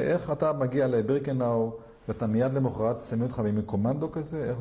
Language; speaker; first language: Hebrew; native; Hebrew